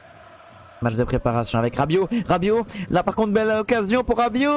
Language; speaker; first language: French; native; French